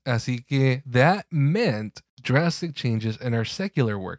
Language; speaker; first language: English; early bilingual, other home language; Spanish